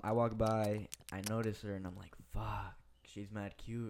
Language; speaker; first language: English; early bilingual, other home language; Spanish